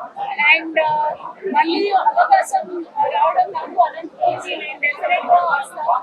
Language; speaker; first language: Telugu; non-native, learner; Hindi